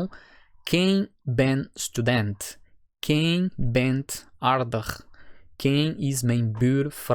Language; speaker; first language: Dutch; non-native, fluent; Portuguese